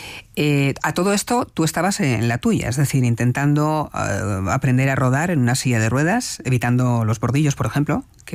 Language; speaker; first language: Spanish; native; Spanish